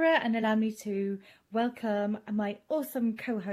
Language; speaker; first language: English; non-native, fluent; German